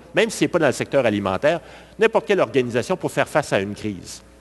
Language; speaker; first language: French; native; French